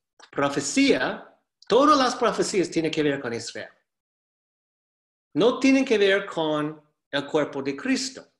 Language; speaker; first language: Spanish; non-native, fluent; English